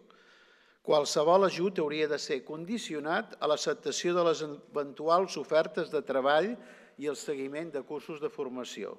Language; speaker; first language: Catalan; native; Catalan